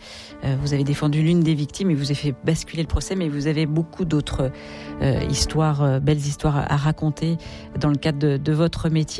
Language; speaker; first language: French; native; French